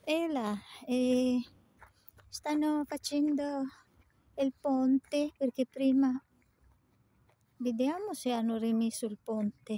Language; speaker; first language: Italian; non-native, fluent; Filipino